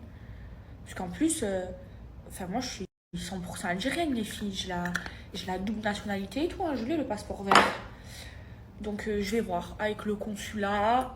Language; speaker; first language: French; native; French